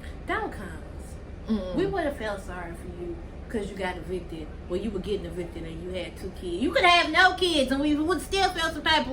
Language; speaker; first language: English; native; English